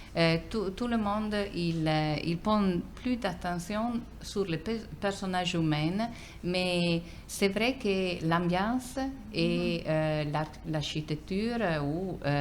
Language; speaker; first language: French; non-native, fluent; Italian